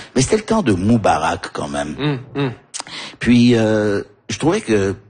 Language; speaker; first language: French; early bilingual, heritage; French